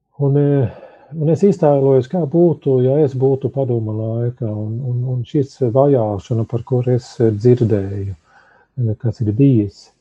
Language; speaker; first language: Latvian; early bilingual, heritage; Latvian